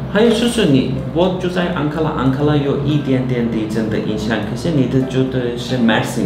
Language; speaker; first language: Chinese; non-native, learner; Turkish